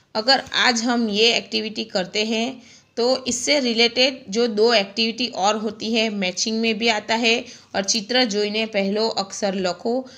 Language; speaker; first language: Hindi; non-native, local second language; Gujarati